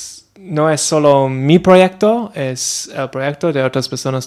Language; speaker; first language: Spanish; non-native, learner; English